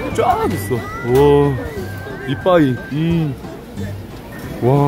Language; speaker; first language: Korean; native; Korean